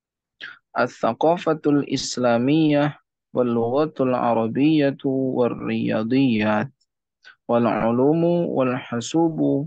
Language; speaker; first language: Arabic; non-native, learner; Indonesian